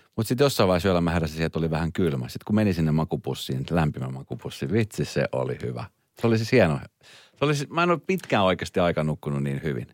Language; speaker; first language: Finnish; native; Finnish